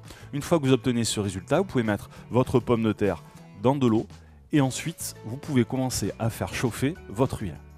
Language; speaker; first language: French; native; French